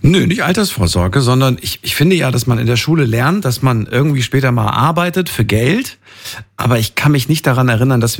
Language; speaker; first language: German; native; German